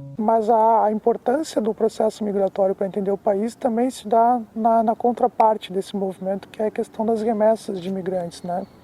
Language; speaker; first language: Portuguese; native; Portuguese